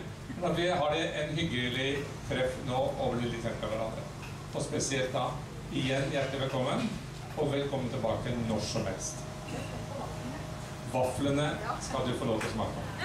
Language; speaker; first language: Norwegian; native; Norwegian